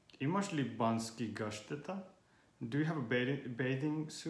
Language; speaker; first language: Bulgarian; non-native, learner; Finnish